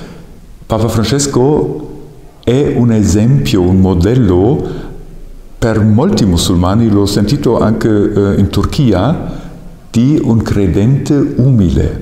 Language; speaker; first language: Italian; non-native, fluent; German